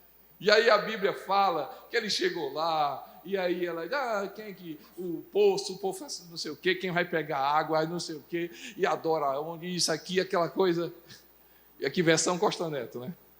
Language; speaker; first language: Portuguese; native; Portuguese